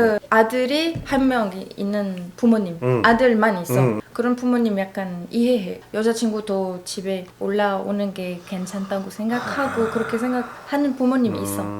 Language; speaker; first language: Korean; non-native, learner; Arabic